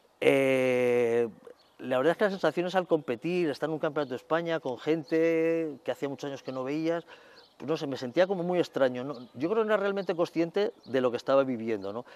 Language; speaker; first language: Spanish; native; Spanish